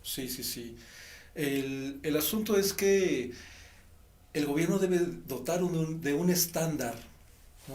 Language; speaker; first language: Spanish; native; Spanish